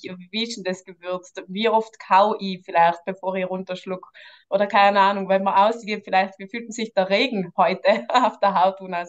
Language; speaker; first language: German; native; German